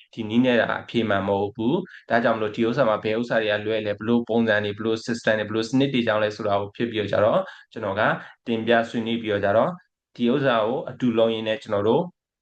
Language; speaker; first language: Burmese; native; Burmese